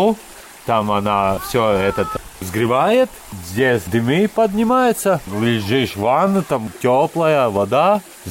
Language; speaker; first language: Russian; non-native, local second language; Latvian